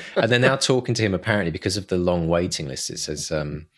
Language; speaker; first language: English; native; English